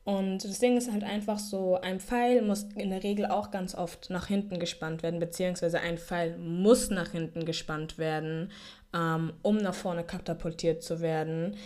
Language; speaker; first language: German; early bilingual, heritage; German